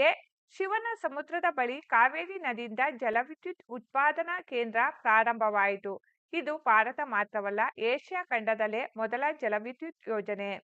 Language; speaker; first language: Kannada; native; Kannada